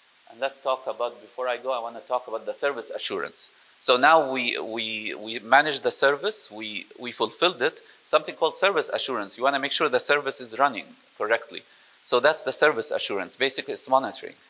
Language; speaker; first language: English; non-native, fluent; Arabic